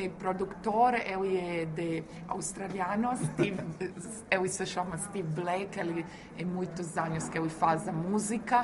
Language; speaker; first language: Portuguese; non-native, fluent; Croatian